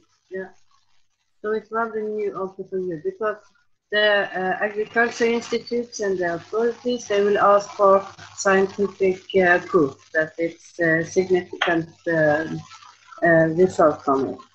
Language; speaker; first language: English; non-native, fluent; Norwegian